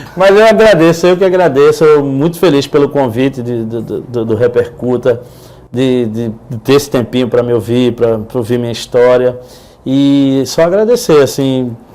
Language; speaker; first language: Portuguese; native; Portuguese